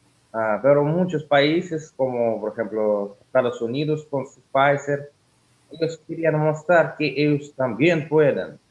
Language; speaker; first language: Spanish; non-native, learner; Russian